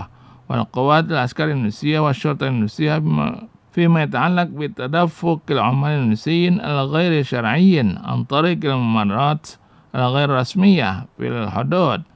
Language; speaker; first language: Arabic; non-native, fluent; Indonesian